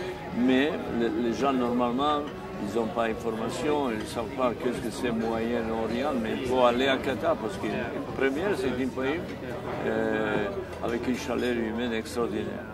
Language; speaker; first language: French; non-native, fluent; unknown